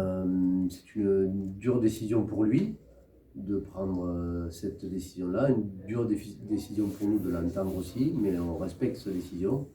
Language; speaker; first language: French; native; French